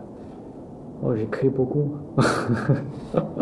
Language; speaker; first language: French; non-native, learner; Chinese